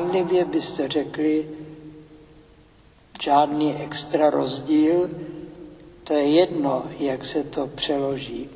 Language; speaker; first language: Czech; native; Czech